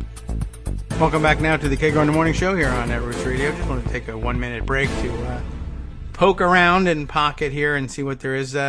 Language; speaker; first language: English; native; English